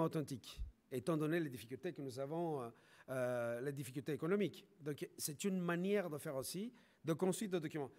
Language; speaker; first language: French; non-native, fluent; Spanish